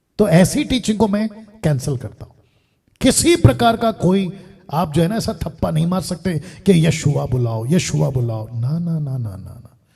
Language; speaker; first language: Hindi; non-native, local second language; Telugu